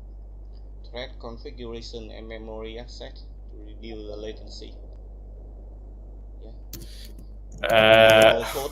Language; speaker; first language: English; non-native, learner; Vietnamese